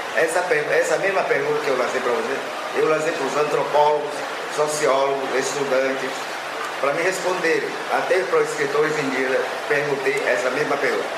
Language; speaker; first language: Portuguese; non-native, local second language; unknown